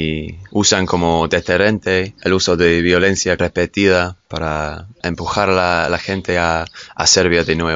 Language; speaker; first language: Spanish; non-native, fluent; English